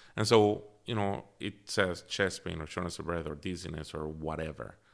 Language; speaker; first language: English; early bilingual, other home language; Spanish